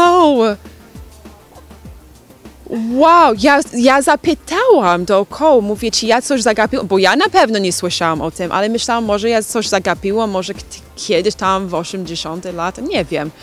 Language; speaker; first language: Polish; non-native, learner; English